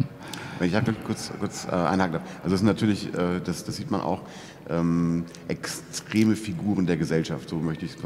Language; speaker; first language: German; native; German